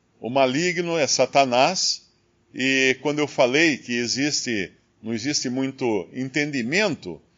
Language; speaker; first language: Portuguese; native; Portuguese